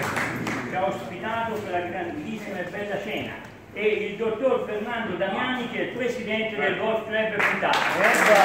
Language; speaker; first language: Italian; native; Italian